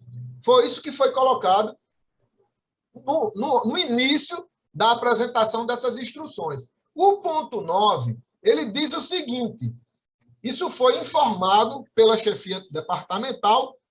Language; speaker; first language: Portuguese; native; Portuguese